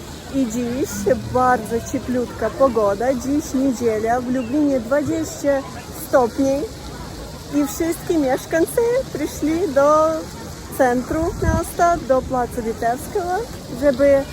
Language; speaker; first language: Polish; non-native, learner; Russian